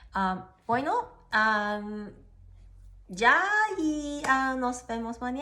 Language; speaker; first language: Spanish; non-native, learner; Cantonese